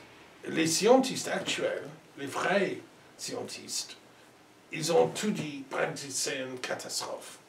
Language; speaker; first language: French; non-native, learner; English